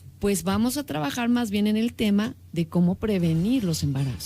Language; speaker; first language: Spanish; native; Spanish